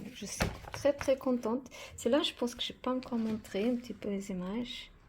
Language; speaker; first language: French; non-native, fluent; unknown